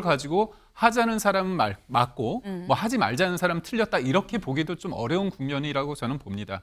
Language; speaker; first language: Korean; native; Korean